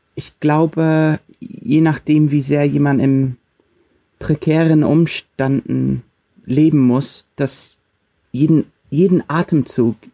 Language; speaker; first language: German; non-native, fluent; English